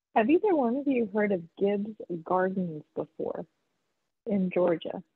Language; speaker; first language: English; native; English